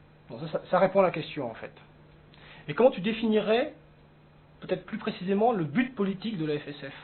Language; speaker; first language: French; native; French